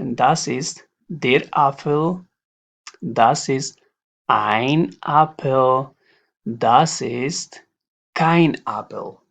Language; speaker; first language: German; non-native, learner; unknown